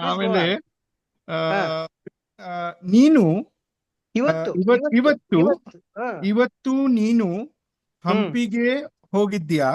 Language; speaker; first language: Kannada; non-native, learner; English